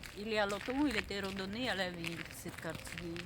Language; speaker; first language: French; non-native, learner; Russian